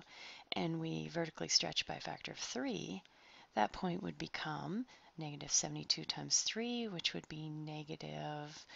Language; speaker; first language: English; native; English